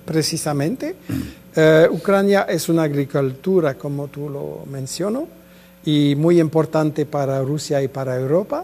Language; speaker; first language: Spanish; non-native, fluent; French